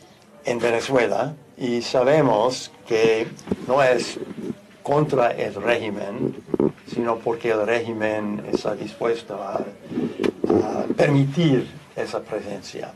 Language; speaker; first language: Spanish; non-native, fluent; English